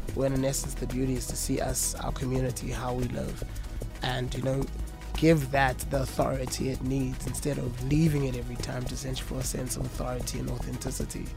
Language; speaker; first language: English; non-native, local second language; Zulu